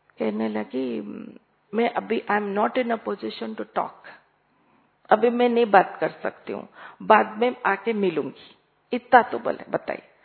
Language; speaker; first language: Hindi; native; Hindi